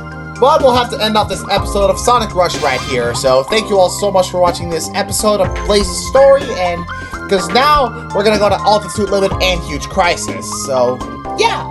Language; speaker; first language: English; native; English